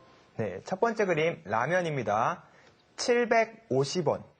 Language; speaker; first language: Korean; native; Korean